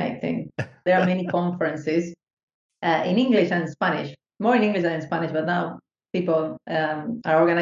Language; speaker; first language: English; non-native, fluent; Spanish